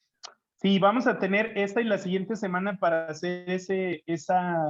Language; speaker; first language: Spanish; native; Spanish